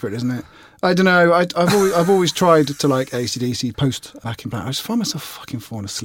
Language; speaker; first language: English; native; English